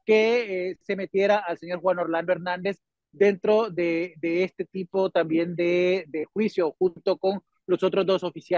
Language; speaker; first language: Spanish; native; Spanish